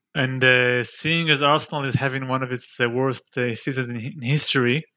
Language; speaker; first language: English; non-native, fluent; Hebrew